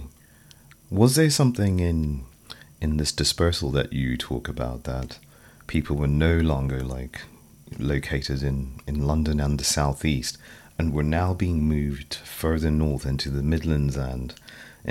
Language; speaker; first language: English; non-native, local second language; Shona